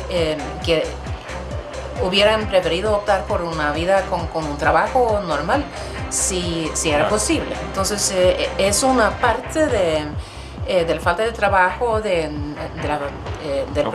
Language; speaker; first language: Spanish; non-native, fluent; Swedish